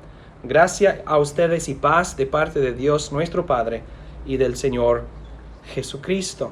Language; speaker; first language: Spanish; non-native, fluent; English